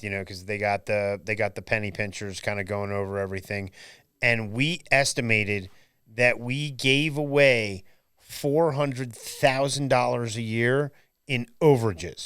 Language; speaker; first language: English; native; English